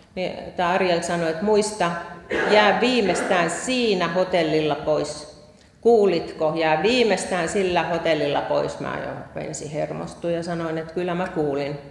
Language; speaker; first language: Finnish; native; Finnish